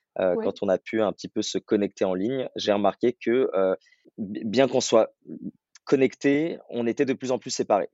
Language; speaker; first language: French; native; French